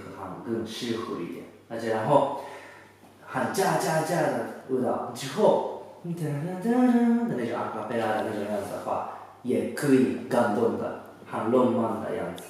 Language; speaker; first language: Chinese; non-native, fluent; Japanese